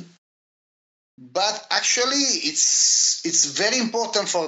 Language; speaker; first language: English; non-native, fluent; Italian